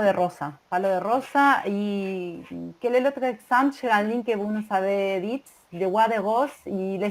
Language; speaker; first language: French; non-native, learner; Spanish